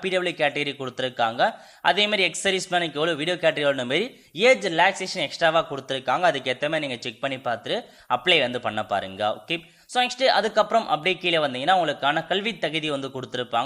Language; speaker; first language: Tamil; native; Tamil